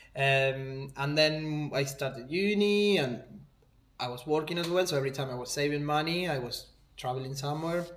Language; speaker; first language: English; non-native, fluent; Spanish